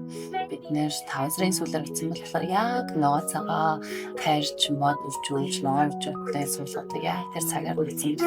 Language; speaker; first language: Mongolian; native; Mongolian